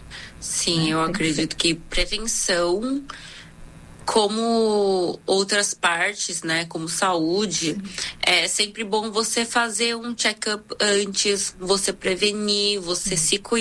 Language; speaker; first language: Portuguese; non-native, fluent; Korean